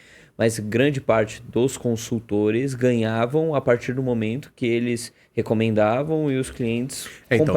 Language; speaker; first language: Portuguese; native; Portuguese